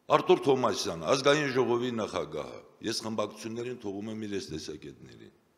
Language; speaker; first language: Armenian; native; Armenian